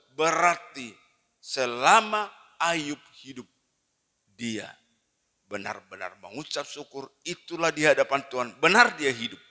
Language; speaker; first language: Indonesian; non-native, local second language; Batak Toba